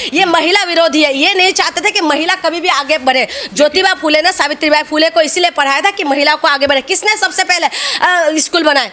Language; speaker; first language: Hindi; non-native, local second language; Assamese